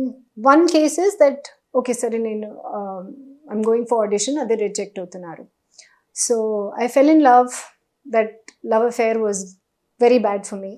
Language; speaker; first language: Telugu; non-native, learner; Hindi